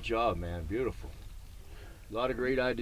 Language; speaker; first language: English; native; English